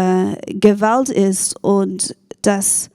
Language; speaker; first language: German; non-native, fluent; English